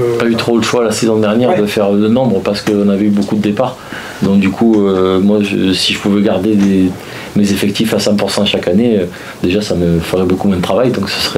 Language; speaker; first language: French; native; French